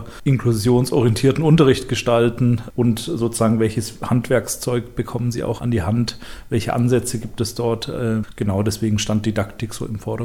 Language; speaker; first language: German; native; German